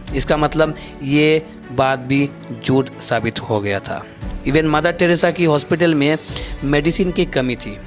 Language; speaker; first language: Hindi; non-native, local second language; Bangla